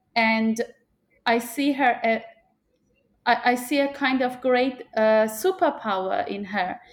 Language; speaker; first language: English; non-native, fluent; Persian